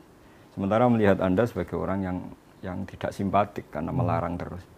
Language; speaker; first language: Indonesian; native; Indonesian